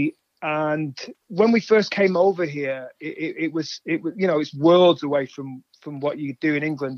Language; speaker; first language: English; native; English